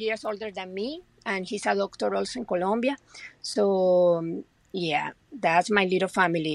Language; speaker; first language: English; non-native, fluent; Spanish